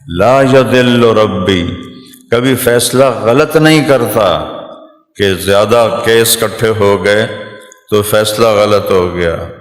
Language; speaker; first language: Urdu; non-native, local second language; Punjabi